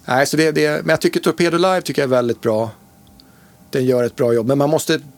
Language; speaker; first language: Swedish; native; Swedish